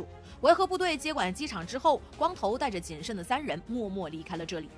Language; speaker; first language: Chinese; native; Chinese